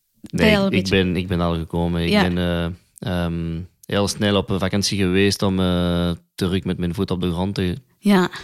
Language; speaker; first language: Dutch; non-native, local second language; French